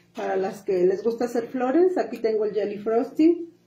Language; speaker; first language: Spanish; native; Spanish